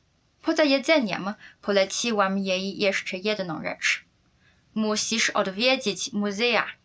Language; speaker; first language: Polish; non-native, fluent; Chinese